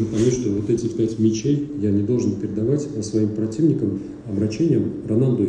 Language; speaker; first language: Russian; native; Russian